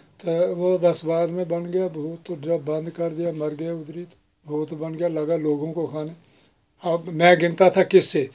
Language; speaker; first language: Urdu; non-native, local second language; Kashmiri